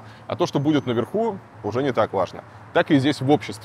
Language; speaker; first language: Russian; native; Russian